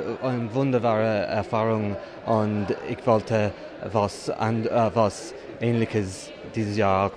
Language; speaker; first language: German; non-native, fluent; English